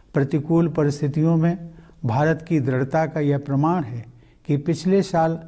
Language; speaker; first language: Hindi; native; Hindi